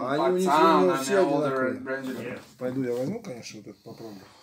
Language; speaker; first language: Russian; native; Russian